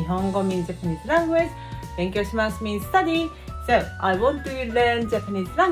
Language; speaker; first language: English; non-native, fluent; Japanese